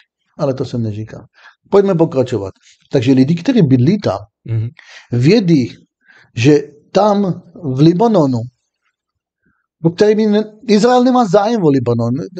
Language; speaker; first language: Czech; non-native, fluent; Hebrew